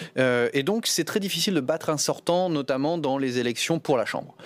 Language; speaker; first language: French; native; French